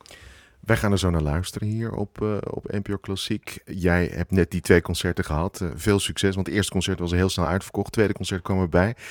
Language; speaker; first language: Dutch; native; Dutch